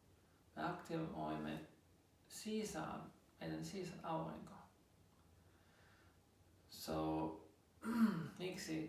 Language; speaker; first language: Finnish; non-native, learner; German